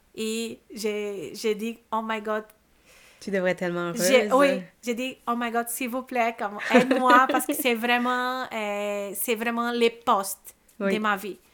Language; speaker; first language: French; non-native, fluent; Portuguese